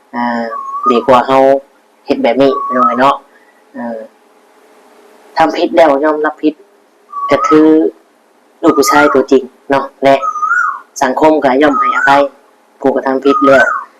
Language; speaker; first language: Thai; non-native, local second language; Northeastern Thai